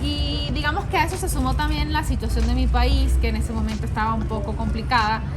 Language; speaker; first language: Spanish; native; Spanish